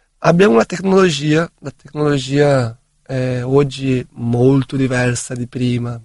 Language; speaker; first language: Italian; non-native, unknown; Portuguese